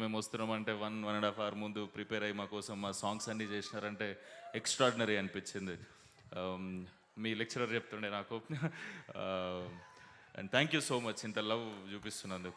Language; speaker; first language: Telugu; native; Telugu